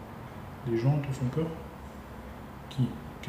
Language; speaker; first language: French; native; French